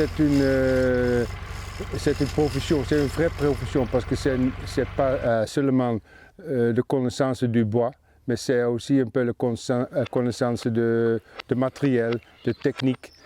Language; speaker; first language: French; non-native, fluent; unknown